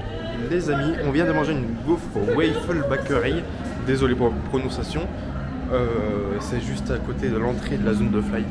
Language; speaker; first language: French; native; French